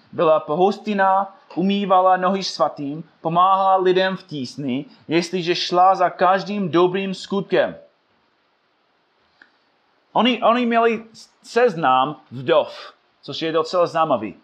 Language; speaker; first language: Czech; non-native, fluent; English